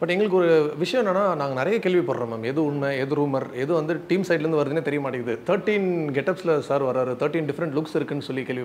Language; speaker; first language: Tamil; native; Tamil